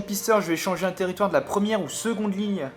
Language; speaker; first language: French; native; French